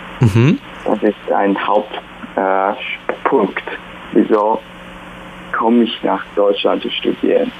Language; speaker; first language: German; non-native, fluent; Chinese